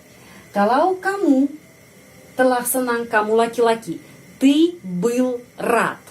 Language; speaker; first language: Indonesian; non-native, fluent; Russian